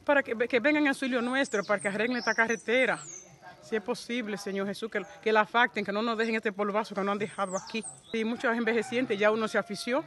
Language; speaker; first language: Spanish; native; Spanish